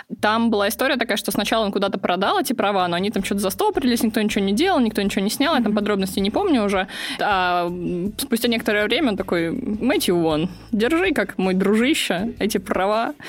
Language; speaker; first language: Russian; native; Russian